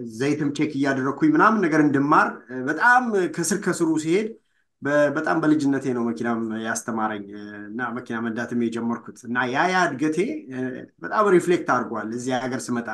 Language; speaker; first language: Amharic; native; Amharic